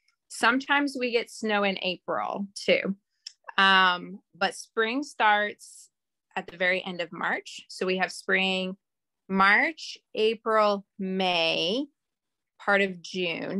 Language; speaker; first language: English; native; English